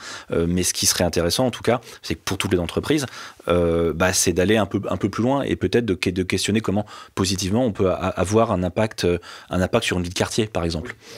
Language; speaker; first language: French; native; French